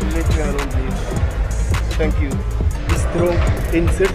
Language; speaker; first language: English; non-native, learner; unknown